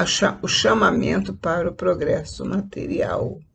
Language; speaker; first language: Portuguese; native; Portuguese